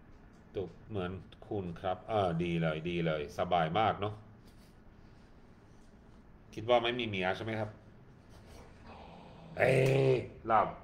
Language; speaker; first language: Thai; non-native, learner; Swedish